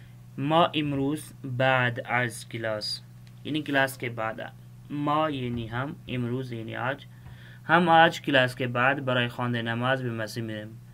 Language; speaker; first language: Persian; non-native, fluent; Urdu